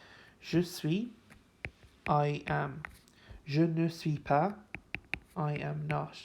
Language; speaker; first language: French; non-native, fluent; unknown